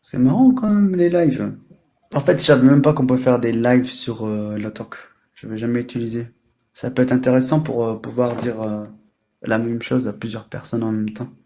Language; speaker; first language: French; native; French